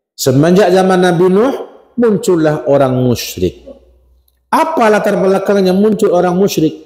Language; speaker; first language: Malay; non-native, local second language; Minangkabau